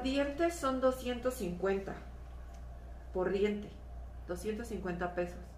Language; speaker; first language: Spanish; native; Spanish